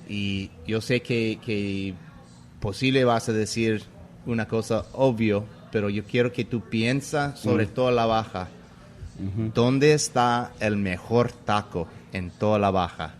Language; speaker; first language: Spanish; non-native, learner; English